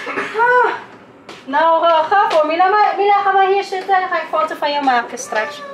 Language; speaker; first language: Dutch; non-native, learner; Filipino